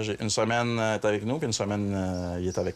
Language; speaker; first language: French; native; French